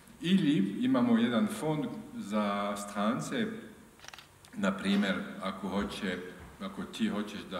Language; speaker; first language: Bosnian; non-native, learner; French